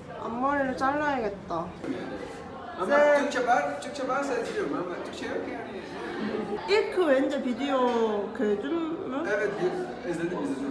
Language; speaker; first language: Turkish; non-native, learner; Korean